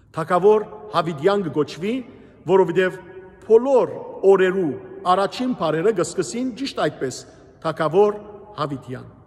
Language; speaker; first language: Armenian; native; Armenian